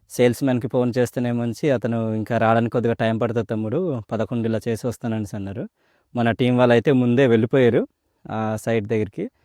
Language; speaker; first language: Telugu; non-native, local second language; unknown